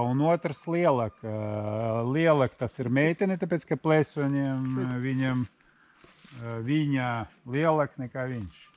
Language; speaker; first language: Latvian; non-native, local second language; Russian